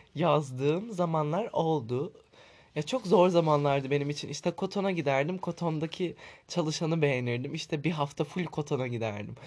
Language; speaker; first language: Turkish; native; Turkish